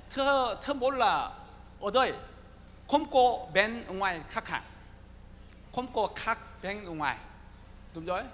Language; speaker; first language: Vietnamese; non-native, learner; Korean